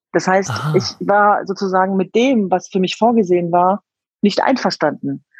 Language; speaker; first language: German; early bilingual, other home language; Kurdish